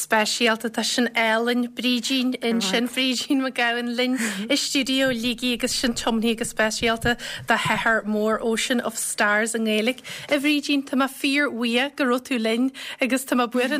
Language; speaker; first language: Irish; native; Irish